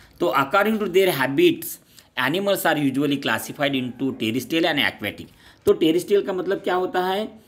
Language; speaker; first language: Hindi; non-native, local second language; Marathi